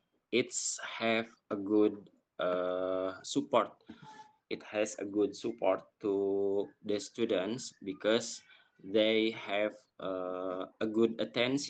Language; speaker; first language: English; non-native, fluent; Indonesian